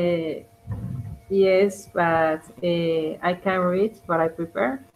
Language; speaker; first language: English; non-native, learner; Spanish